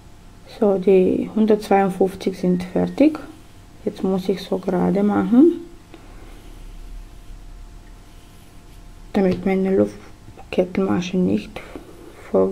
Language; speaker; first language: German; non-native, fluent; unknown